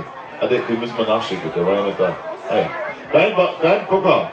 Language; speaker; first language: German; native; German